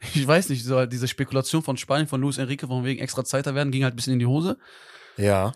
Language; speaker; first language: German; native; German